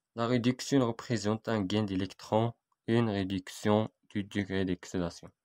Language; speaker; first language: French; non-native, local second language; Arabic